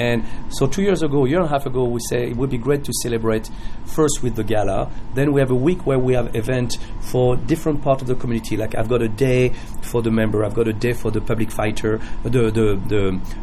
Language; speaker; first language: English; non-native, fluent; French